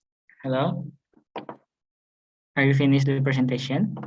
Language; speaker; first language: English; non-native, fluent; Indonesian